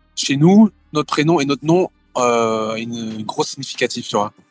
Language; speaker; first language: French; early bilingual, other home language; Thai